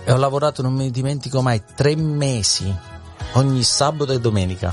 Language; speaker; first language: Italian; early bilingual, heritage; Italian